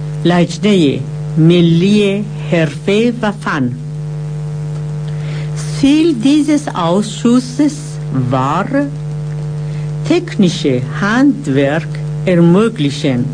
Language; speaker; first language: German; non-native, fluent; Persian